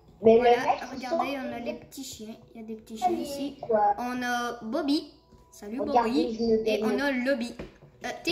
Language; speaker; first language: French; native; French